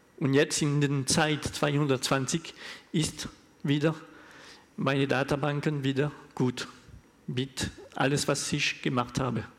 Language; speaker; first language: German; non-native, learner; French